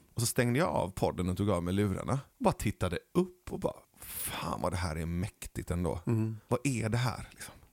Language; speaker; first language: Swedish; early bilingual, other home language; Persian